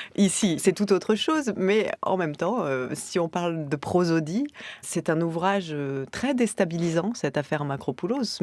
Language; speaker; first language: French; native; French